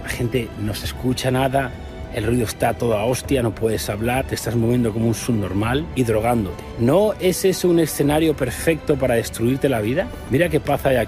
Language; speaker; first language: Spanish; native; Spanish